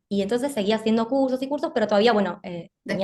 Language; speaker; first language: Spanish; native; Spanish